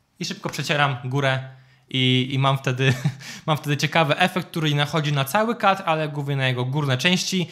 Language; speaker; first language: Polish; native; Polish